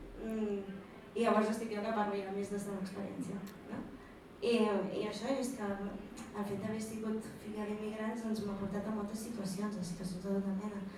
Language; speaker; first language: Catalan; early bilingual, other home language; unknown